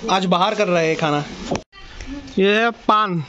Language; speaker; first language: Hindi; non-native, local second language; Assamese